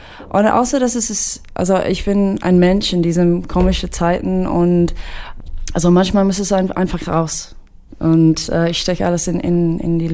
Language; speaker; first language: German; non-native, fluent; English